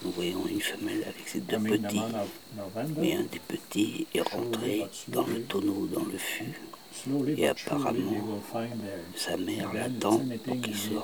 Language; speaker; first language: French; native; French